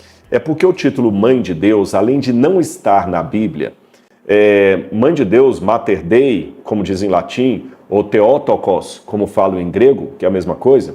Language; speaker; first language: Portuguese; native; Portuguese